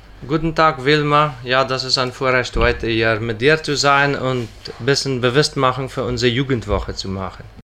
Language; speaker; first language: German; non-native, local second language; Plautdietsch